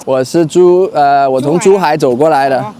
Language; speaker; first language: Chinese; early bilingual, heritage; Chinese